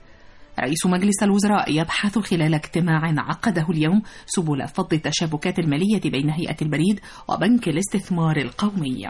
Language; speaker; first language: Arabic; native; Arabic